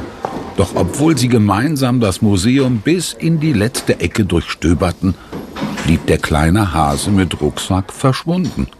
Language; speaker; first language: German; native; German